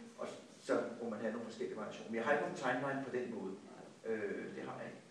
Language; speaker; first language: Danish; native; Danish